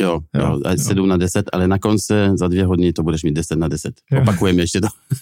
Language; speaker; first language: Czech; non-native, fluent; French